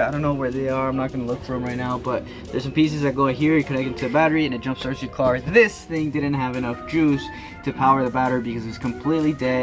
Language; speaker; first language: English; native; English